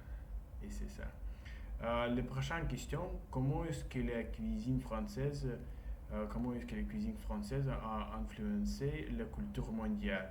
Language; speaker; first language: French; non-native, learner; Russian